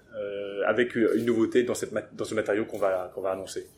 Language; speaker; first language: French; early bilingual, other home language; English